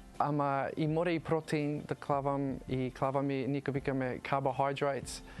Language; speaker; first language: Macedonian; early bilingual, heritage; Macedonian